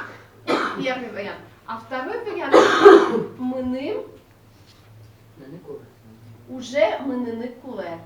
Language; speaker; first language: Russian; non-native, local second language; Udmurt